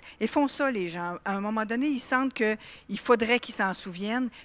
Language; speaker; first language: French; native; French